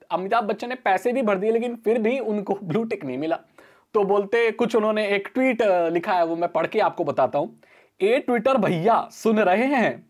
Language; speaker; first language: Hindi; native; Hindi